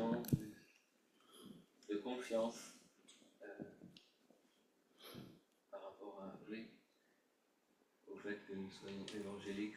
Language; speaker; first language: French; native; French